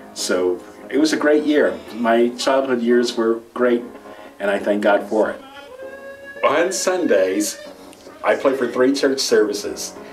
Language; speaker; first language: English; native; English